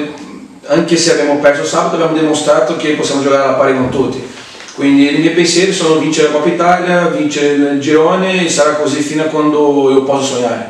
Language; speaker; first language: Italian; non-native, fluent; Portuguese